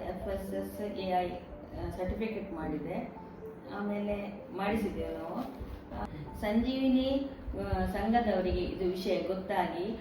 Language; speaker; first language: Kannada; native; Kannada